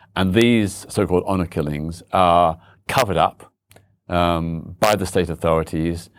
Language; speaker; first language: English; native; English